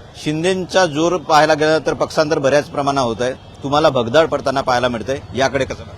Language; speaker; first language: Marathi; native; Marathi